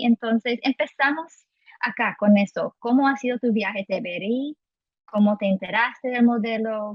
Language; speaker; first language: Spanish; non-native, fluent; English